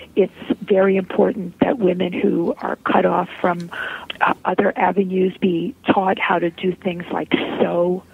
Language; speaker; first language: English; early bilingual, heritage; Polish